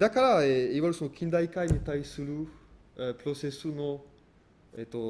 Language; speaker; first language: Japanese; non-native, fluent; French